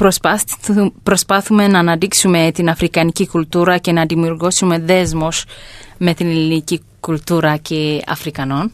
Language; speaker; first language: Greek; non-native, fluent; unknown